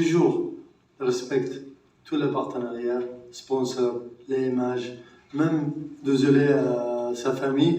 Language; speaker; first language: French; non-native, learner; Arabic